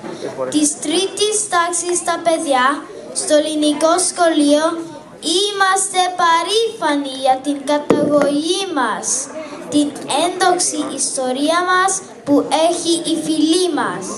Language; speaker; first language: Greek; early bilingual, heritage; Greek